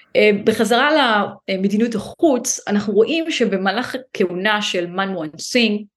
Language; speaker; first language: Hebrew; early bilingual, other home language; Hindi